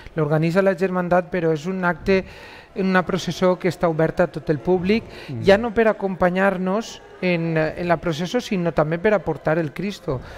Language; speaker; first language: Catalan; native; Catalan